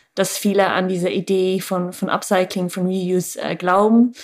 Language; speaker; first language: German; non-native, fluent; English